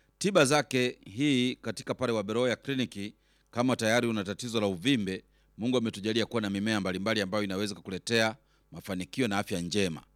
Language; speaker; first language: Swahili; native; Swahili